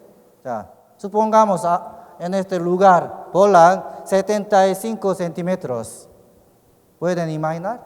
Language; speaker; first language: Spanish; non-native, learner; Korean